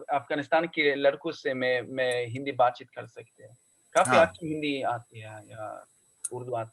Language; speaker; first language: Hindi; non-native, learner; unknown